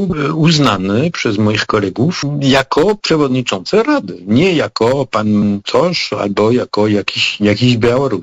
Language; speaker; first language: Polish; non-native, fluent; French